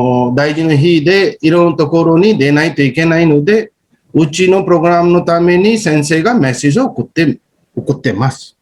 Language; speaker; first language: Japanese; non-native, fluent; Hindi